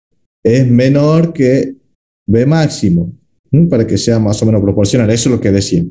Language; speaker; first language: Spanish; native; Spanish